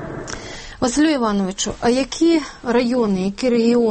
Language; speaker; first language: Ukrainian; native; Ukrainian